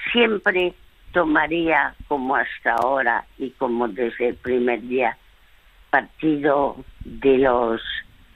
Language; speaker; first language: Spanish; early bilingual, other home language; French